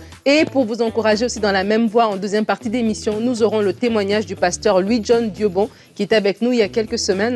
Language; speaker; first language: French; native; French